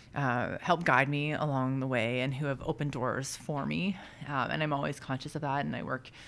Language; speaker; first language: English; native; English